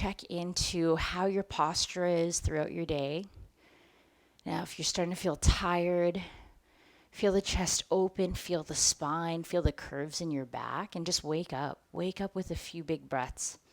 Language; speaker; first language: English; native; English